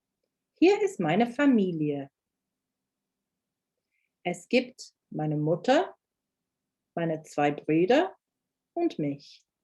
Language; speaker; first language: German; non-native, fluent; English